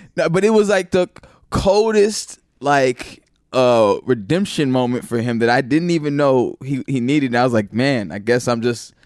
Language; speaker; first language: English; native; English